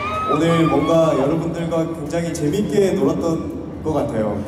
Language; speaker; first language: Korean; native; Korean